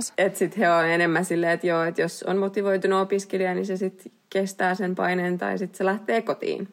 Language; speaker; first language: Finnish; native; Finnish